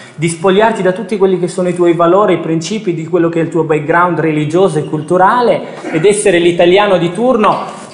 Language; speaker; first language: Italian; early bilingual, other home language; Arabic